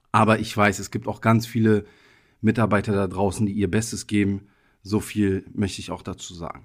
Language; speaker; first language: German; early bilingual, other home language; Italian